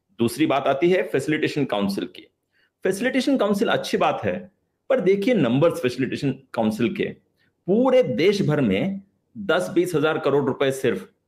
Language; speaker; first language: Hindi; non-native, local second language; Marathi